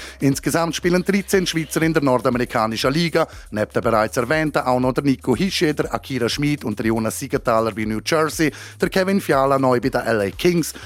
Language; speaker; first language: German; native; German